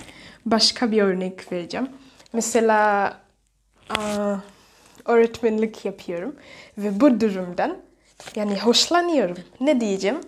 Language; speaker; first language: Turkish; non-native, fluent; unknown